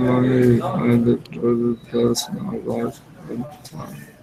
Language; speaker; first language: English; non-native, learner; Spanish